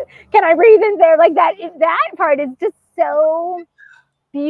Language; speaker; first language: English; native; English